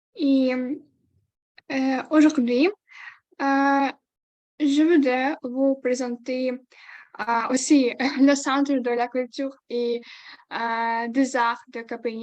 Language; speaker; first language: French; non-native, learner; Ukrainian